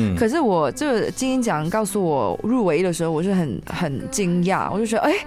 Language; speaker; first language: Chinese; non-native, local second language; Cantonese